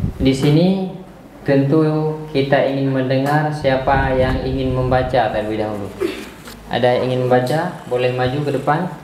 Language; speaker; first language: Malay; non-native, local second language; Achinese